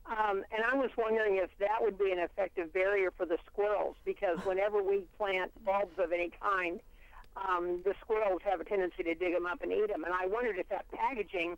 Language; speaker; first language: English; native; English